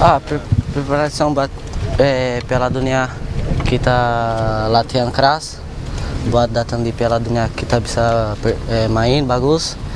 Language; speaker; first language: Indonesian; early bilingual, heritage; Portuguese